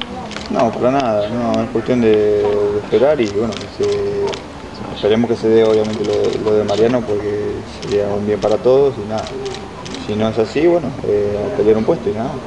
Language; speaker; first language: Spanish; native; Spanish